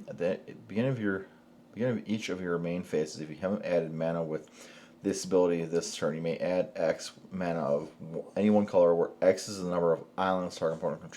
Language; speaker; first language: English; native; English